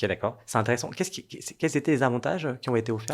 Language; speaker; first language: French; native; French